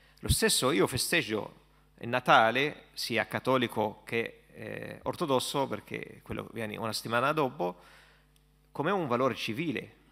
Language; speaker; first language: Italian; non-native, fluent; Arabic